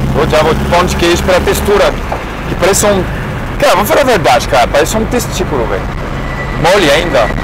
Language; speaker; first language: Portuguese; non-native, fluent; French